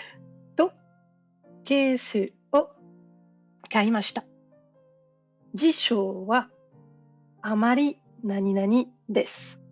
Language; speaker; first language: Japanese; non-native, learner; French